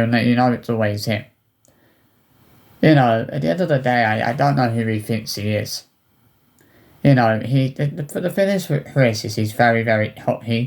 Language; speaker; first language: English; native; English